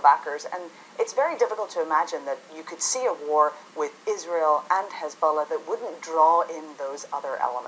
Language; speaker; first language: English; native; English